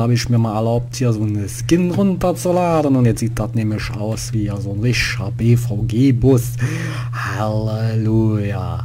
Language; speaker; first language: German; native; German